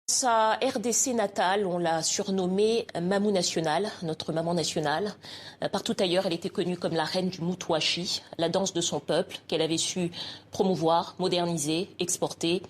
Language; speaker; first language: French; native; French